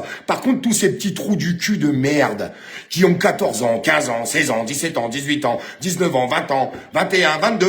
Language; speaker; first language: French; native; French